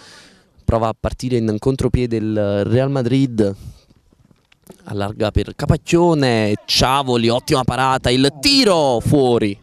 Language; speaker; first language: Italian; native; Italian